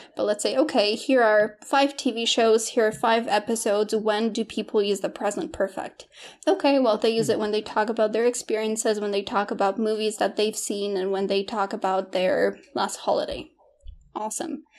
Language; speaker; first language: English; non-native, fluent; Polish